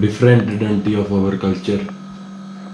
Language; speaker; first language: English; non-native, local second language; Punjabi